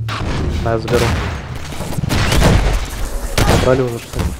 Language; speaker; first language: Russian; native; Russian